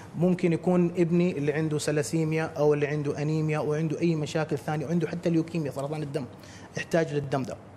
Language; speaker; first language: Arabic; native; Arabic